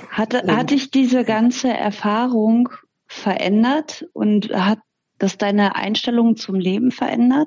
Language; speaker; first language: German; native; German